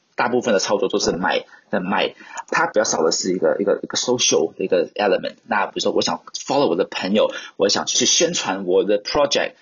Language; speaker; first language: Chinese; non-native, local second language; Cantonese